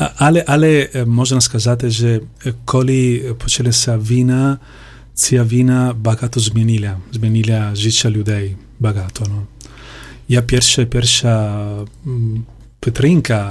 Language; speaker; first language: Polish; non-native, learner; Italian